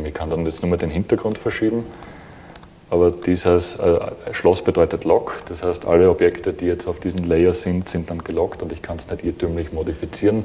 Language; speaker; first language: German; native; German